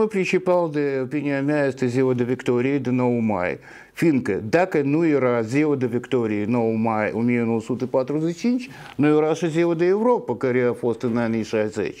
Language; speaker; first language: Romanian; non-native, local second language; Russian